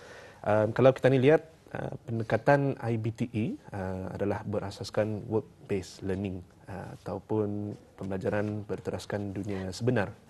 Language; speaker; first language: Malay; native; Malay